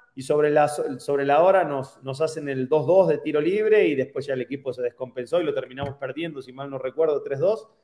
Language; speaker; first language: Spanish; native; Spanish